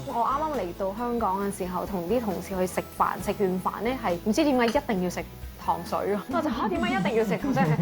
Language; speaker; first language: Cantonese; non-native, fluent; Chinese